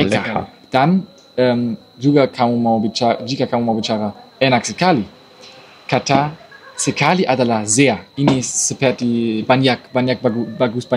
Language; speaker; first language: Indonesian; non-native, learner; German